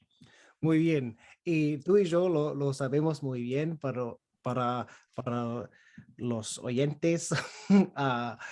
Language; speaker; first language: Spanish; non-native, fluent; English